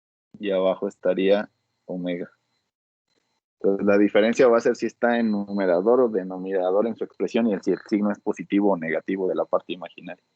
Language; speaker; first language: Spanish; native; Spanish